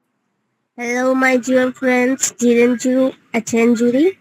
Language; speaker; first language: English; non-native, learner; Hindi